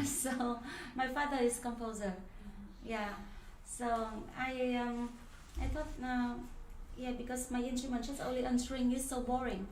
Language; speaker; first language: English; non-native, learner; Vietnamese